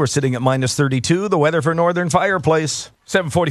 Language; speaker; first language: English; native; English